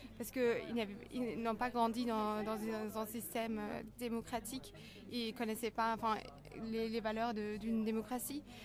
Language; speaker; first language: French; non-native, fluent; German